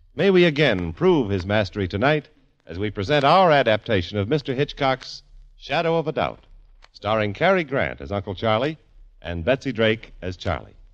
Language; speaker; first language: English; native; English